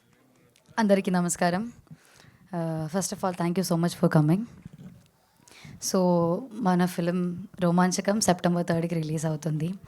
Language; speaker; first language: Telugu; non-native, learner; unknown